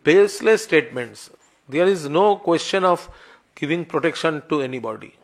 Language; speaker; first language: English; non-native, local second language; Bangla